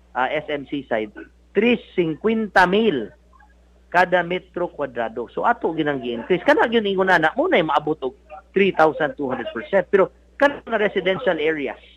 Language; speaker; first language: Cebuano; native; Cebuano